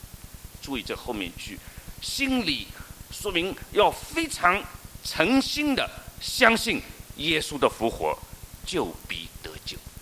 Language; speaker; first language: Chinese; native; Chinese